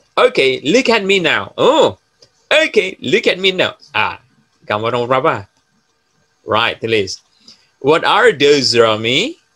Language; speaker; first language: English; non-native, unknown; Indonesian